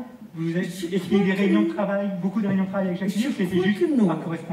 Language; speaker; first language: French; native; French